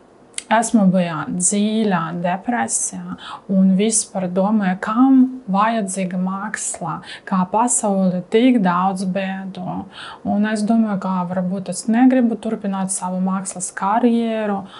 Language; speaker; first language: Latvian; non-native, learner; Russian